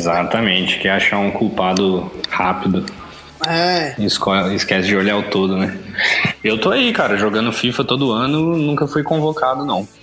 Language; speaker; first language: Portuguese; native; Portuguese